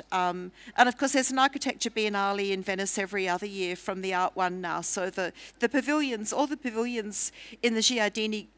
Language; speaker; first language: English; native; English